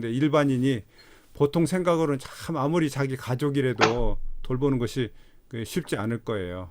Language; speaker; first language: Korean; native; Korean